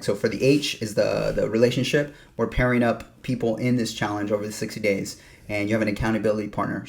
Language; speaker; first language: English; native; English